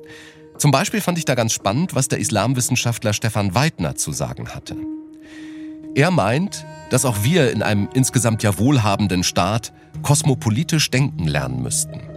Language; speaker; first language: German; native; German